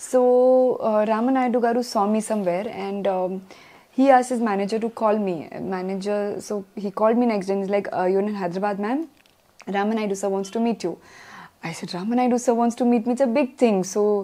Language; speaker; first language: Telugu; non-native, learner; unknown